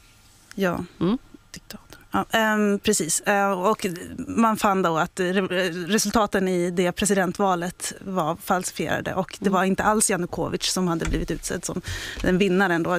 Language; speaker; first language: Swedish; native; Swedish